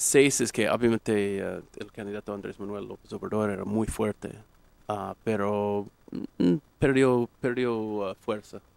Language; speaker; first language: Spanish; non-native, fluent; English